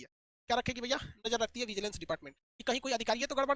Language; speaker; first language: Hindi; native; Hindi